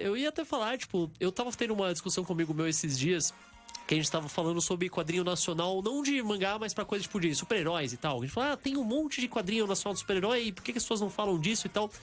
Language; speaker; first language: Portuguese; native; Portuguese